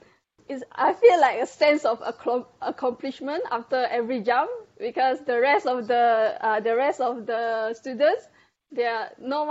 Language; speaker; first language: English; non-native, local second language; Malay